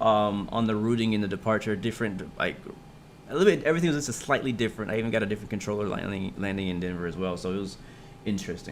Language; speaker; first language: English; native; English